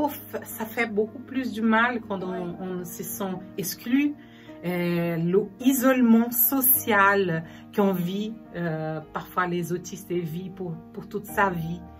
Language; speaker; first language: French; non-native, fluent; Portuguese